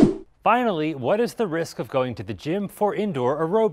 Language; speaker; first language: English; native; English